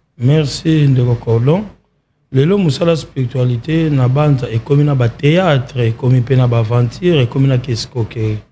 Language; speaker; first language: Lingala; non-native, local second language; Kongo